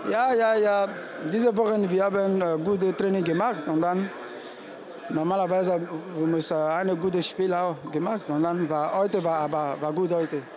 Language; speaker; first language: German; non-native, learner; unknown